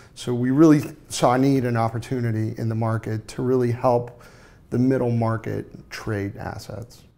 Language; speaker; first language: English; native; English